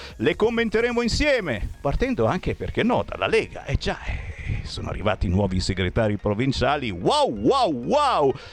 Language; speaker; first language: Italian; native; Italian